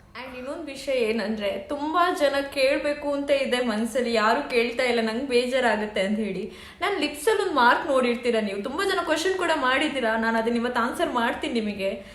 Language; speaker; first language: Kannada; non-native, local second language; Tulu